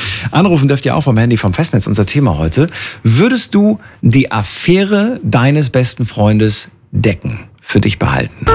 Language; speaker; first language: German; native; German